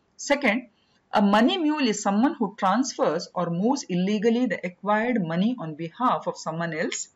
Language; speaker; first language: English; non-native, local second language; Kannada